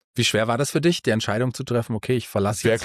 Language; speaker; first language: German; native; German